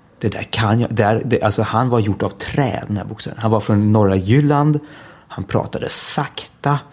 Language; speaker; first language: Swedish; early bilingual, heritage; Swedish